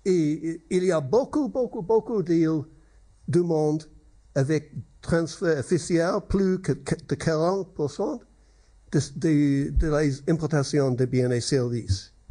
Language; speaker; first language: French; non-native, learner; English